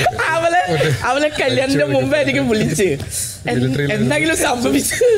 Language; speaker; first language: Malayalam; non-native, fluent; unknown